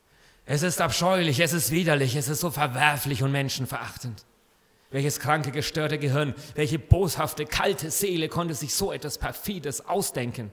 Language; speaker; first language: German; native; German